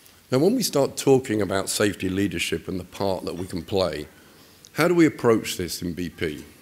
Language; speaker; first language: English; native; English